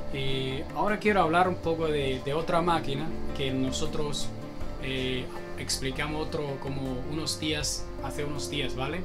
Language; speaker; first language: Spanish; non-native, learner; Chinese